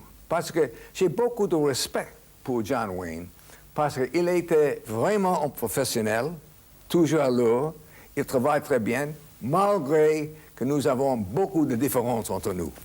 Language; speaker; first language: French; non-native, fluent; English